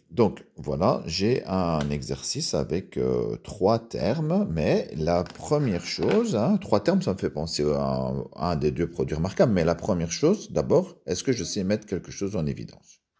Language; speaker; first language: French; native; French